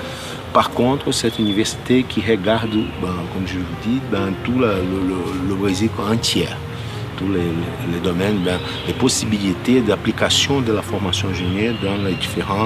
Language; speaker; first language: French; non-native, fluent; Portuguese